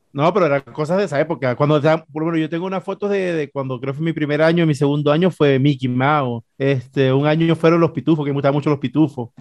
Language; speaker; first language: Spanish; native; Spanish